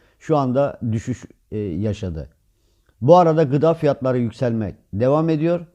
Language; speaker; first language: Turkish; native; Turkish